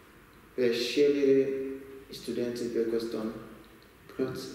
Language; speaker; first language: Italian; non-native, learner; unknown